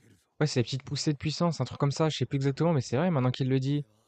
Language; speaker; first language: French; native; French